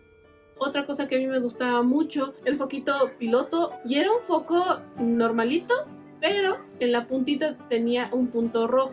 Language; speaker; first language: Spanish; native; Spanish